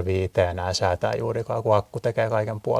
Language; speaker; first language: Finnish; native; Finnish